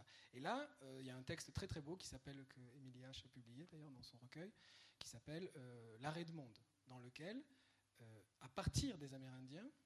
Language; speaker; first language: French; native; French